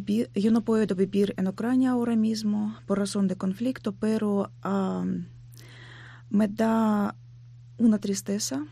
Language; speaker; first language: Spanish; non-native, learner; Ukrainian